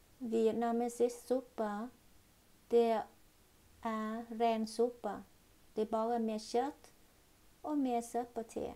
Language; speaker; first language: Norwegian; non-native, learner; Vietnamese